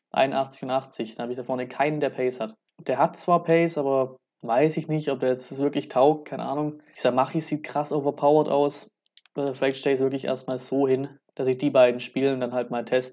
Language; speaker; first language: German; native; German